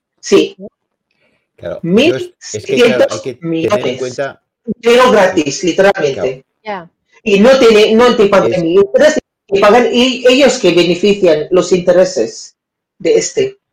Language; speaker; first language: Spanish; non-native, learner; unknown